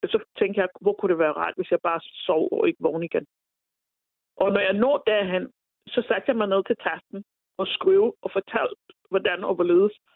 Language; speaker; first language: Danish; non-native, fluent; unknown